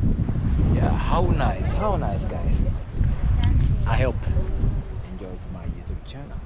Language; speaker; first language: English; non-native, learner; Amharic